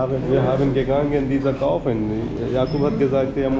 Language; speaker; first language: German; non-native, learner; Hindi